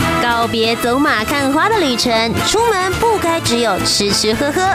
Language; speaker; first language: Chinese; native; Chinese